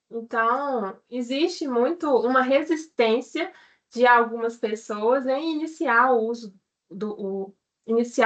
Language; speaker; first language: Portuguese; native; Portuguese